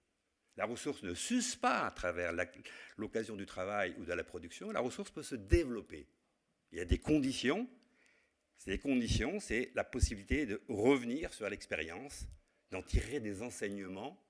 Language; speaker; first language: French; native; French